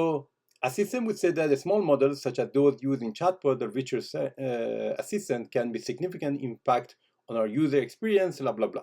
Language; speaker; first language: English; non-native, fluent; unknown